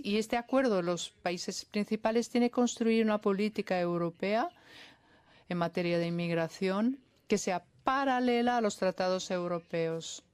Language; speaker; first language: Spanish; non-native, fluent; Italian